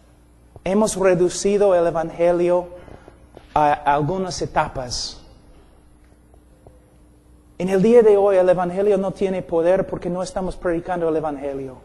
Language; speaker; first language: Spanish; non-native, fluent; English